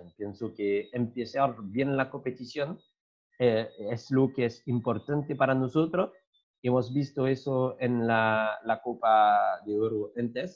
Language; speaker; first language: Spanish; non-native, learner; French